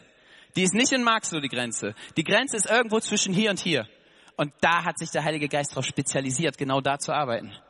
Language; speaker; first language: German; native; German